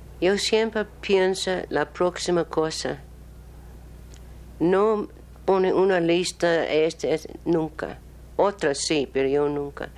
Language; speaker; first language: Spanish; non-native, learner; English